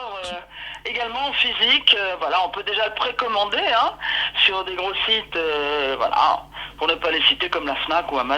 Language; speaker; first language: French; native; French